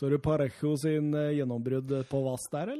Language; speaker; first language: Norwegian; native; Norwegian